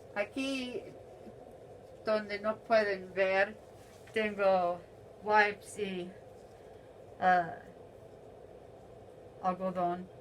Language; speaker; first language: Spanish; non-native, learner; English